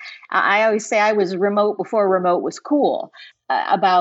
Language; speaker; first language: English; native; English